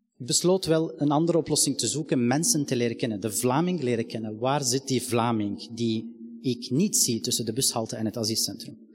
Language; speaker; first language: Dutch; non-native, fluent; Arabic